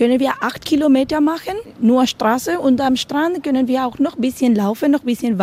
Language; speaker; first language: German; non-native, learner; Spanish